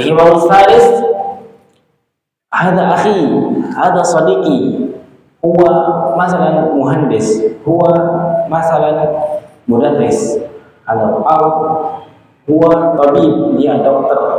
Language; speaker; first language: Arabic; non-native, fluent; Indonesian